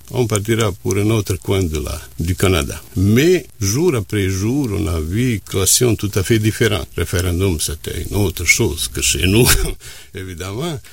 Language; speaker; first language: French; non-native, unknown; Bosnian